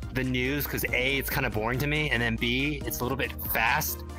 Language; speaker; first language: English; native; English